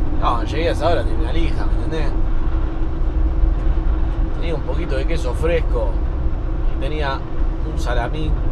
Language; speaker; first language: Spanish; native; Spanish